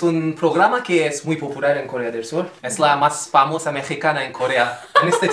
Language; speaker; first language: Spanish; non-native, fluent; French